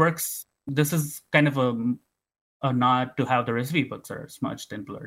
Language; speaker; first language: English; non-native, local second language; Tamil